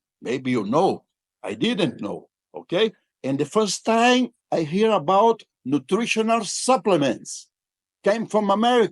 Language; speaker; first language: English; non-native, fluent; Portuguese